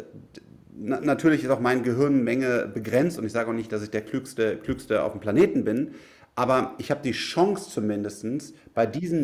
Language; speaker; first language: German; native; German